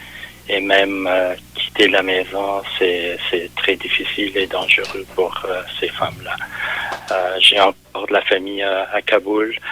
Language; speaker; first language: French; non-native, fluent; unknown